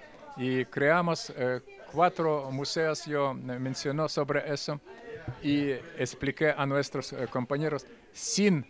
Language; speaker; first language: Spanish; non-native, fluent; Russian